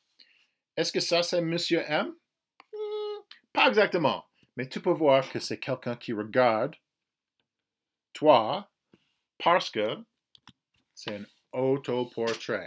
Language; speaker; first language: French; non-native, fluent; English